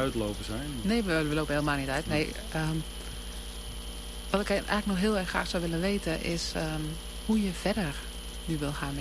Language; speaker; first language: Dutch; native; Dutch